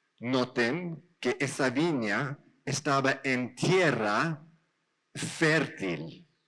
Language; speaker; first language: Spanish; non-native, learner; English